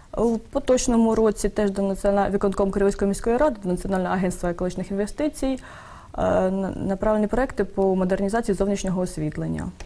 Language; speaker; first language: Ukrainian; native; Ukrainian